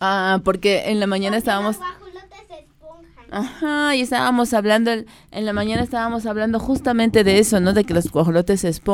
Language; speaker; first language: Spanish; native; Spanish